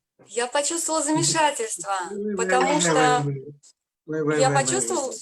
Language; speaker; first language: Russian; native; Russian